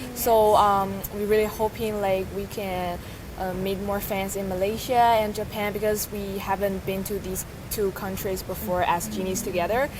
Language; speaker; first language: English; non-native, fluent; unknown